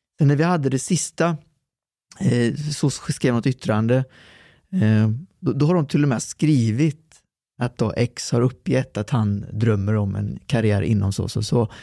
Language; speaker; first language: Swedish; early bilingual, other home language; Arabic